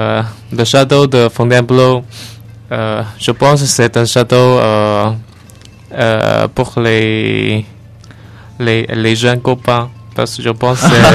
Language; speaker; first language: French; non-native, learner; Chinese